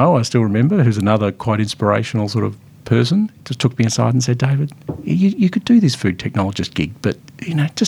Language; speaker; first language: English; native; English